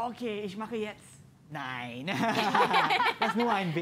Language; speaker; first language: German; non-native, learner; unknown